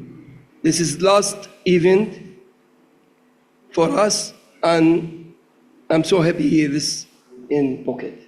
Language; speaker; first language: English; non-native, learner; Arabic